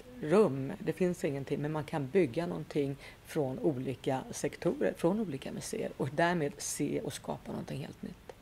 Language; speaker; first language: Swedish; native; Swedish